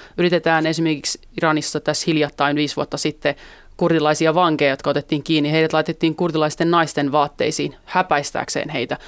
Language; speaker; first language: Finnish; early bilingual, other home language; Kurdish